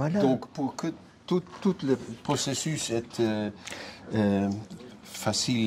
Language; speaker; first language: French; non-native, fluent; Dutch